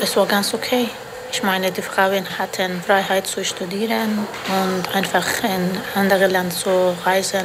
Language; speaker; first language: German; non-native, fluent; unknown